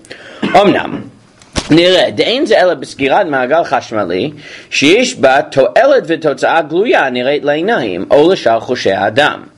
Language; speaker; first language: Hebrew; non-native, fluent; English